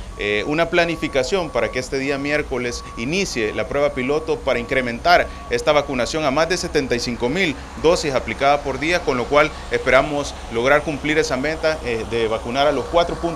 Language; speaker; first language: Spanish; native; Spanish